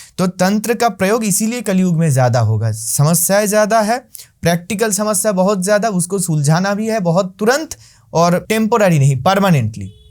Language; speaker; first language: Hindi; non-native, local second language; Bangla